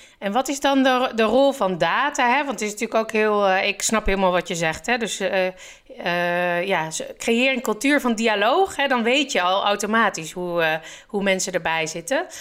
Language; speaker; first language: Dutch; native; Dutch